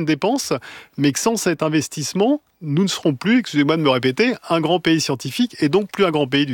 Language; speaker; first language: French; native; French